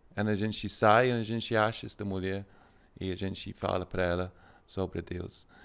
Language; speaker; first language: Portuguese; non-native, fluent; English